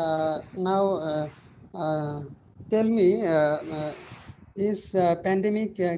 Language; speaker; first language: English; non-native, learner; Bangla